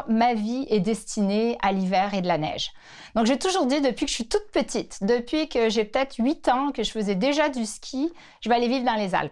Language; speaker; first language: French; native; French